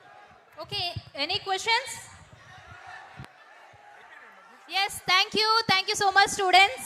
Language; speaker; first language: Telugu; native; Telugu